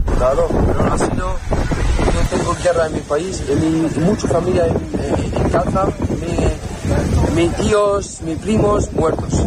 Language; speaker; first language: Spanish; non-native, learner; Arabic